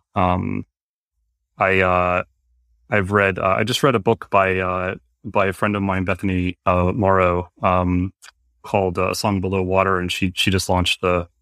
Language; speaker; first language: English; native; English